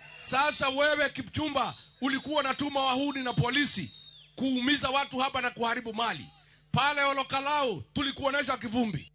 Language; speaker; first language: Swahili; non-native, local second language; Kikuyu